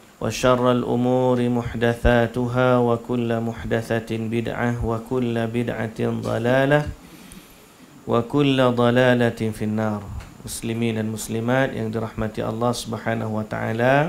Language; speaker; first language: Arabic; non-native, fluent; Malay